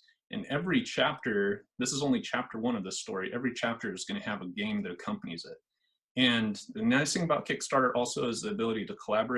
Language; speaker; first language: English; native; English